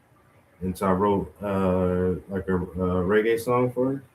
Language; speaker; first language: English; native; English